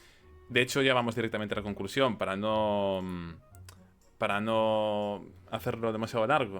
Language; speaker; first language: Spanish; native; Spanish